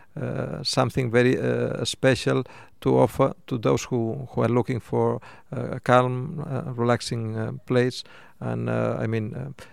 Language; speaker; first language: English; non-native, fluent; Spanish